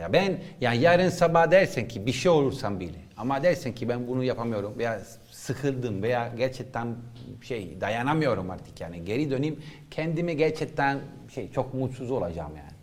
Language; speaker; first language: Turkish; non-native, learner; Italian